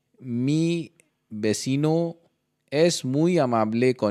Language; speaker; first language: Spanish; non-native, learner; Hindi